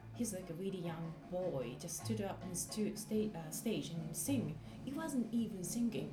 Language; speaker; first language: English; non-native, fluent; Japanese